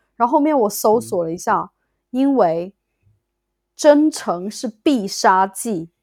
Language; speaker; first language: Chinese; native; Chinese